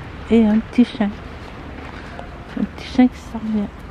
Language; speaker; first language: French; native; French